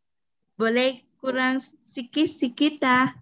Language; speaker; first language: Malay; non-native, learner; Vietnamese